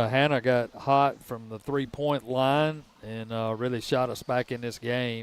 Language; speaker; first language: English; native; English